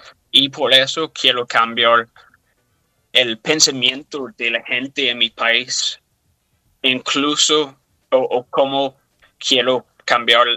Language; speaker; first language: Spanish; non-native, fluent; English